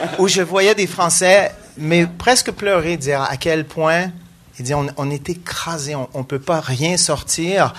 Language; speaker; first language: French; native; French